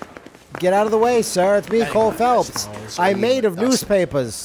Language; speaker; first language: English; native; English